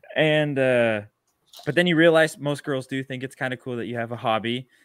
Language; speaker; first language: English; native; English